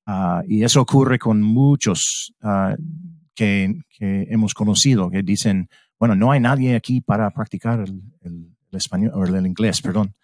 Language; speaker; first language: Spanish; early bilingual, heritage; English